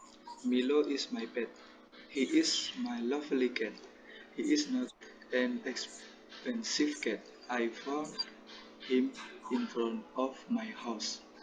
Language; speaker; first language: English; non-native, learner; Indonesian